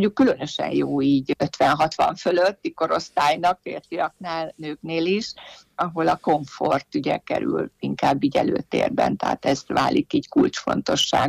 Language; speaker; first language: Hungarian; native; Hungarian